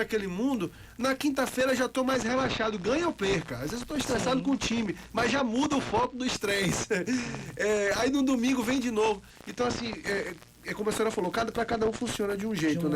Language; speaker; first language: Portuguese; native; Portuguese